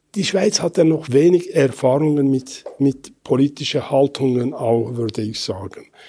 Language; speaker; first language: German; non-native, fluent; Kurdish